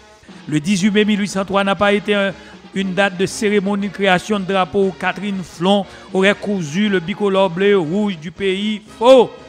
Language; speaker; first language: French; non-native, local second language; Haitian Creole